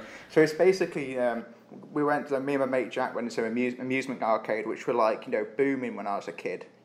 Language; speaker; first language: English; native; English